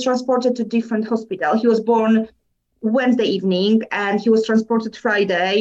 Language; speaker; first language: English; non-native, learner; Polish